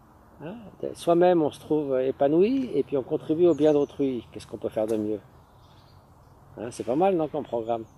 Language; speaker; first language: French; native; French